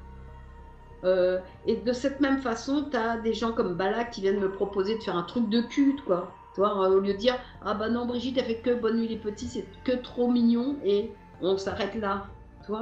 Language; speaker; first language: French; native; French